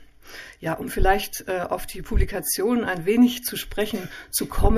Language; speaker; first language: German; native; German